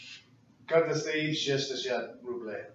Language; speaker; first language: Russian; non-native, learner; English